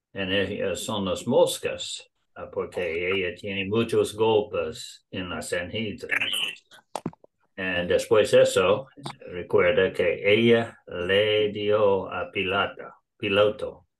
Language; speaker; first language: Spanish; non-native, learner; English